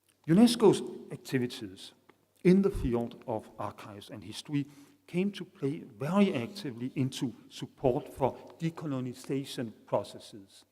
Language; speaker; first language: English; non-native, fluent; Danish